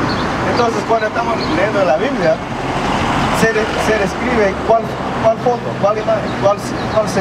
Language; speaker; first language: Spanish; non-native, fluent; English